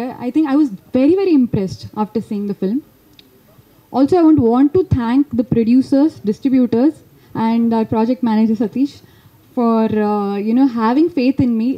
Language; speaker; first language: Tamil; non-native, fluent; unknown